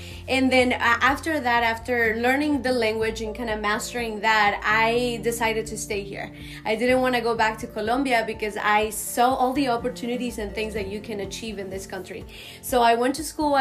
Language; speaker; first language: English; non-native, fluent; Spanish